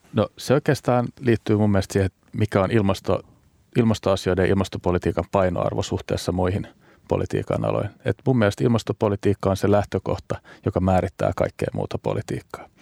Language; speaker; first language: Finnish; native; Finnish